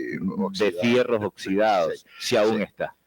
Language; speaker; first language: Spanish; native; Spanish